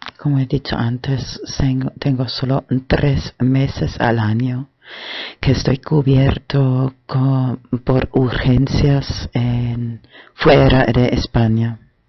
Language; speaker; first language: Spanish; non-native, fluent; German